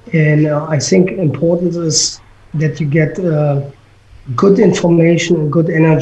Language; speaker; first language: English; non-native, fluent; German